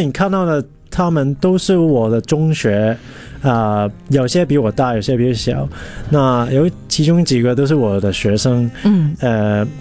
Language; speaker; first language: Chinese; non-native, local second language; Cantonese